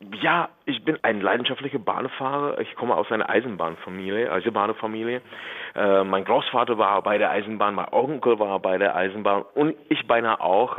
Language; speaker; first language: German; non-native, fluent; Czech